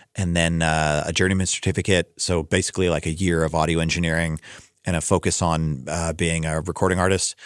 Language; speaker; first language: English; native; English